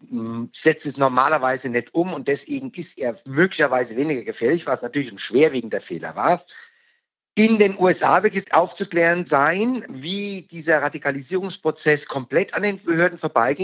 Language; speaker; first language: German; native; German